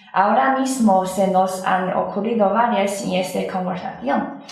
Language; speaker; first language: Spanish; non-native, learner; Chinese